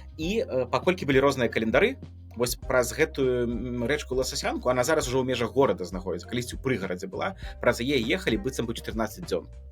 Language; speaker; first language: Belarusian; non-native, local second language; Russian